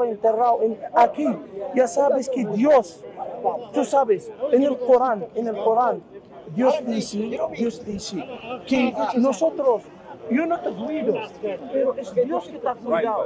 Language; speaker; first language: Spanish; non-native, fluent; Arabic